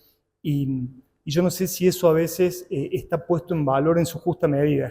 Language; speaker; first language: Spanish; native; Spanish